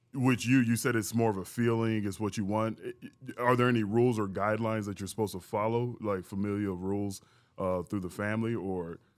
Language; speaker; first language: English; early bilingual, other home language; Yoruba